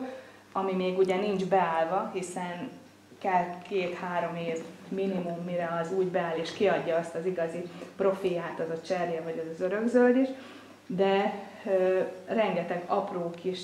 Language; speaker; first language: Hungarian; native; Hungarian